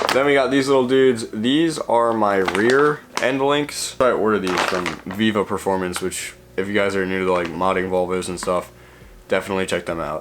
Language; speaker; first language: English; native; English